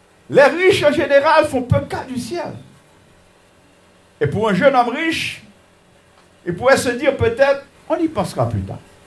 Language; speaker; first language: French; native; French